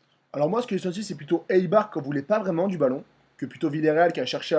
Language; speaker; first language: French; native; French